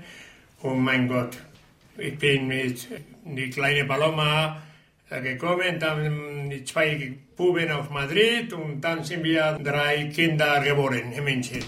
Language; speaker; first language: German; non-native, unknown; Spanish